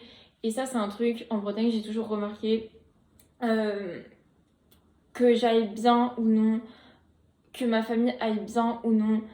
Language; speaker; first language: French; native; French